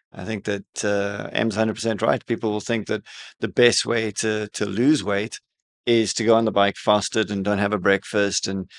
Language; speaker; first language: English; native; English